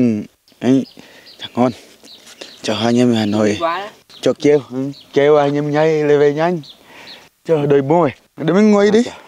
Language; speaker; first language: Vietnamese; non-native, learner; Portuguese